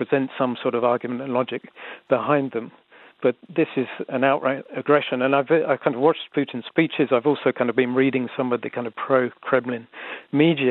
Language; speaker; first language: English; native; English